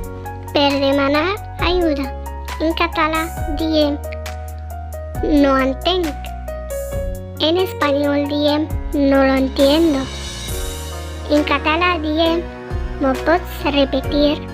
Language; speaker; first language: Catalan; non-native, learner; Arabic